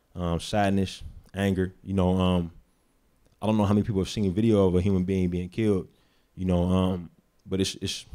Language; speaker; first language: English; native; English